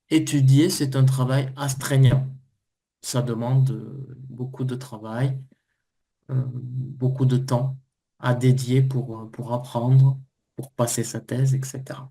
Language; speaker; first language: French; native; French